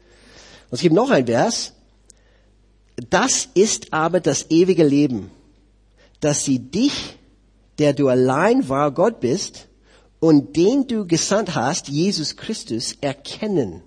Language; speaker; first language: German; non-native, fluent; English